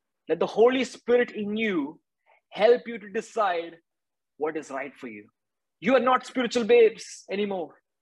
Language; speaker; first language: English; non-native, local second language; Malayalam